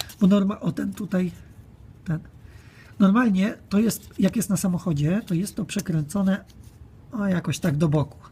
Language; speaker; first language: Polish; native; Polish